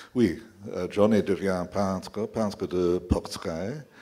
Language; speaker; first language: French; non-native, fluent; English